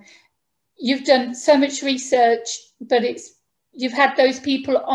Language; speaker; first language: English; native; English